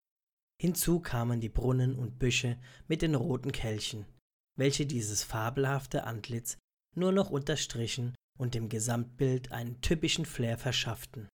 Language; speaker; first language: German; native; German